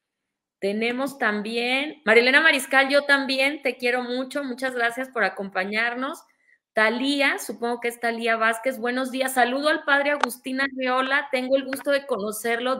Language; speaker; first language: Spanish; native; Spanish